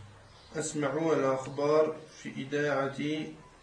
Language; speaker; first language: Arabic; non-native, learner; French